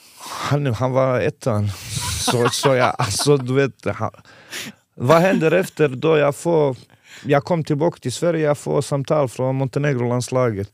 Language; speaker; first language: Swedish; non-native, fluent; Serbian